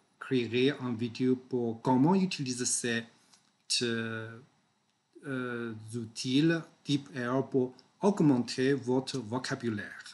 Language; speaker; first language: French; non-native, learner; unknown